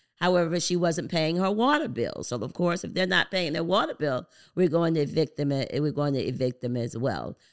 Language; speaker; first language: English; native; English